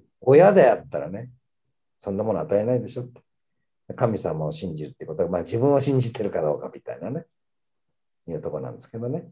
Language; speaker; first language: Japanese; early bilingual, heritage; Japanese